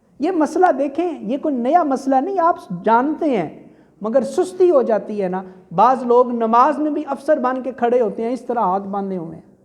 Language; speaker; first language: Urdu; non-native, local second language; Punjabi